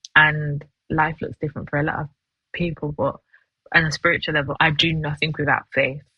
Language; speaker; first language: English; native; English